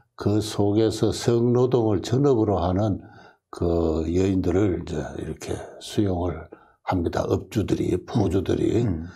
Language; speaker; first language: Korean; native; Korean